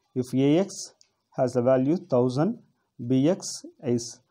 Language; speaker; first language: English; non-native, local second language; Tamil